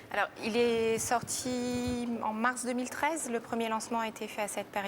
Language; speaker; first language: French; native; French